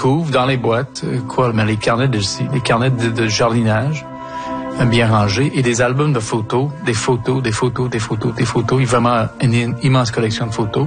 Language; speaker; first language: French; native; French